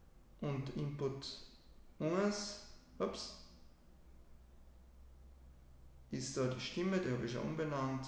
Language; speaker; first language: German; native; German